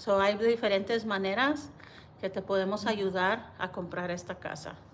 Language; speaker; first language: Spanish; early bilingual, heritage; Spanish